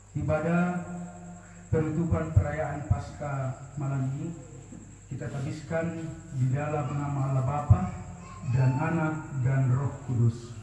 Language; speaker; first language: Indonesian; non-native, local second language; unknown